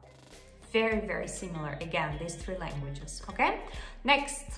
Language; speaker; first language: English; non-native, fluent; Russian